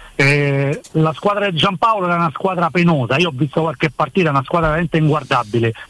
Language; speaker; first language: Italian; native; Italian